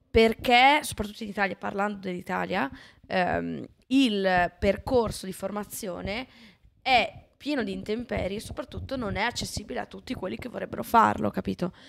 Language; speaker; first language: Italian; native; Italian